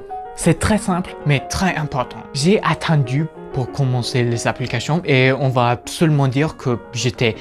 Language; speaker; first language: French; non-native, fluent; English